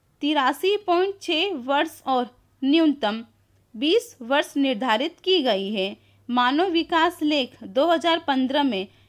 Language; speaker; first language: Hindi; non-native, local second language; Gujarati